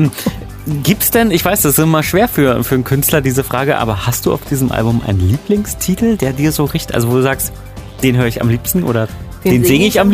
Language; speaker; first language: German; native; German